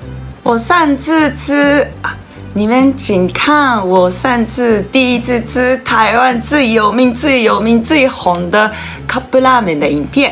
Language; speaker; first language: Chinese; non-native, learner; Japanese